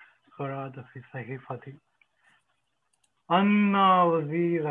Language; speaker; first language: Arabic; non-native, learner; English